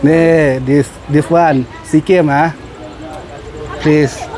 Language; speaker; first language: English; non-native, learner; Thai